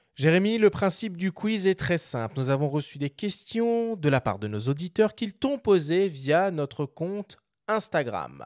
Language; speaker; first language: French; native; French